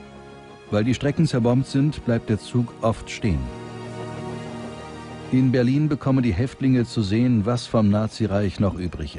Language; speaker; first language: German; native; German